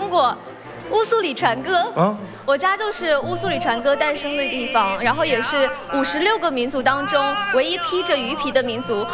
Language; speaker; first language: Chinese; native; Chinese